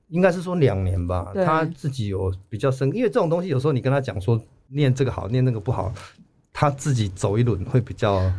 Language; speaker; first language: Chinese; non-native, local second language; Min Nan Chinese